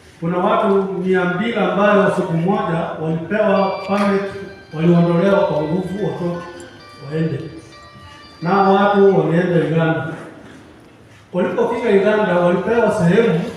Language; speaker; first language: Swahili; non-native, local second language; Kalenjin